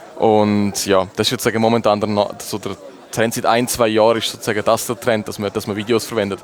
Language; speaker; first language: German; native; German